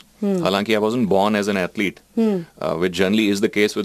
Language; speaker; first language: English; non-native, local second language; Punjabi